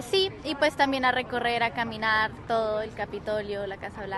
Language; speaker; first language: Spanish; native; Spanish